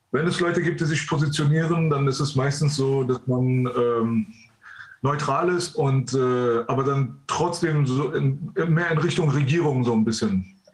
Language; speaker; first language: German; early bilingual, other home language; Persian